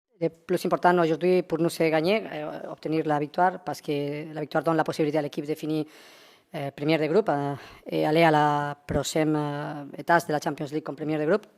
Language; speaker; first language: French; non-native, learner; Spanish